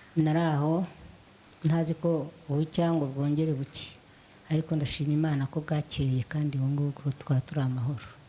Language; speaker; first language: Kinyarwanda; native; Kinyarwanda